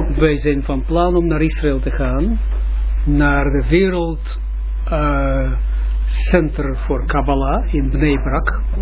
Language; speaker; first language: Dutch; non-native, fluent; Russian